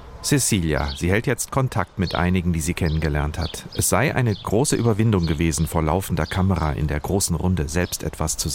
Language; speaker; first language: German; native; German